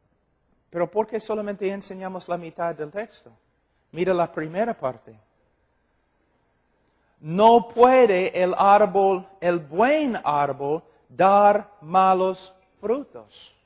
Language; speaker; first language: Spanish; non-native, fluent; English